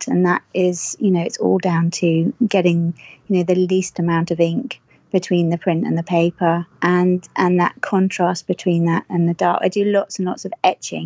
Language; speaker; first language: English; native; English